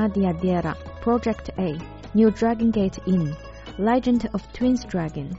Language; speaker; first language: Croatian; non-native, fluent; Chinese